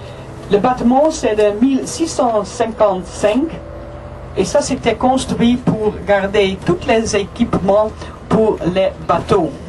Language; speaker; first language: French; non-native, fluent; Dutch